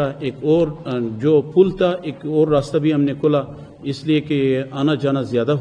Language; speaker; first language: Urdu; non-native, fluent; Persian